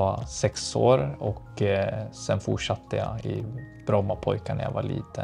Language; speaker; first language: Swedish; early bilingual, other home language; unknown